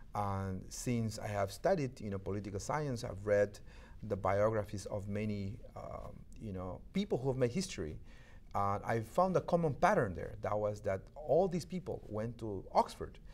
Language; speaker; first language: English; non-native, fluent; Shipibo-Conibo